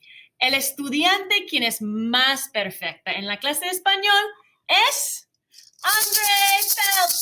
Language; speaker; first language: Spanish; non-native, fluent; English